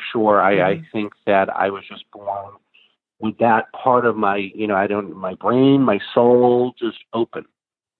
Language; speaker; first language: English; native; English